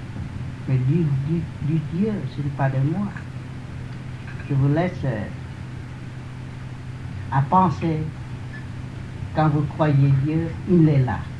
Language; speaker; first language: French; non-native, learner; Vietnamese